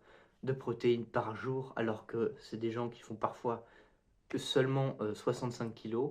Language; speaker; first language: French; native; French